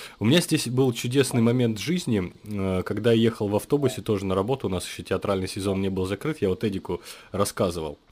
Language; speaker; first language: Russian; native; Russian